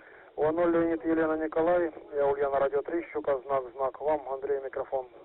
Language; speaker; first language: Russian; native; Russian